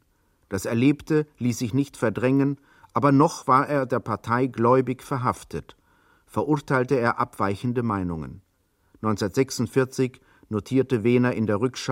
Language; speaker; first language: German; native; German